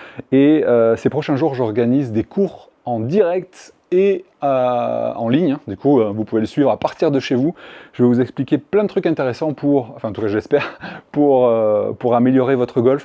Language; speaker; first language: French; native; French